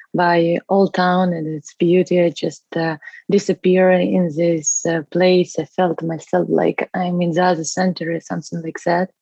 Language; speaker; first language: English; non-native, learner; Russian